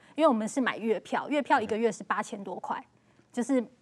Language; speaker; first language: Chinese; native; Chinese